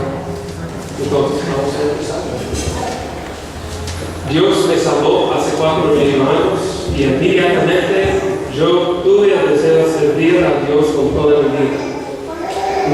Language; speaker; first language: Spanish; non-native, fluent; English